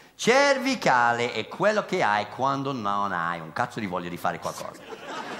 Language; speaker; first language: Italian; non-native, fluent; English